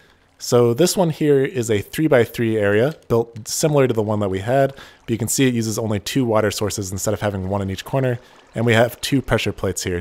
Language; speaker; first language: English; native; English